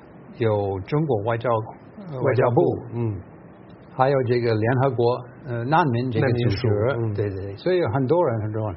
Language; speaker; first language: Chinese; non-native, fluent; English